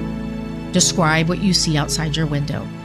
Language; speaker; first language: English; native; English